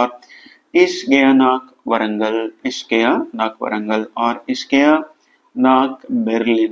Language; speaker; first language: German; non-native, fluent; Telugu